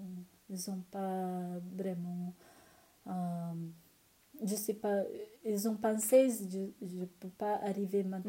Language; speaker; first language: French; non-native, learner; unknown